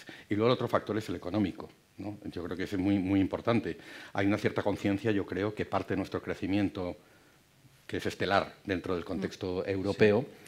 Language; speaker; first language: Spanish; native; Spanish